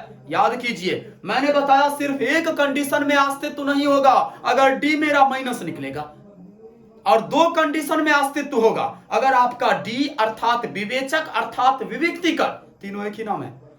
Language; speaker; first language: Hindi; native; Hindi